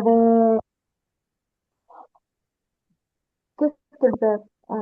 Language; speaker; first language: French; non-native, learner; Spanish